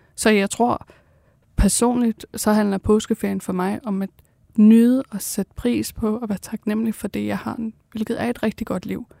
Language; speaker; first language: Danish; early bilingual, other home language; Persian